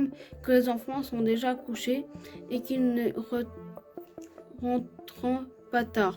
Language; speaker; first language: French; native; French